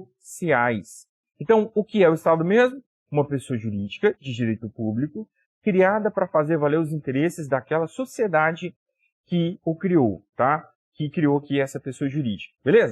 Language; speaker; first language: Portuguese; native; Portuguese